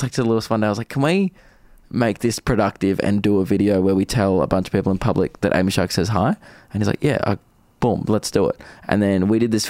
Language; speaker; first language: English; native; English